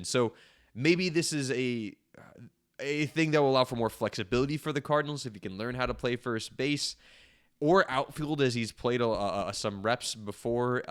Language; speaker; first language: English; native; English